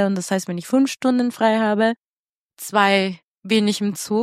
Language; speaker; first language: German; non-native, fluent; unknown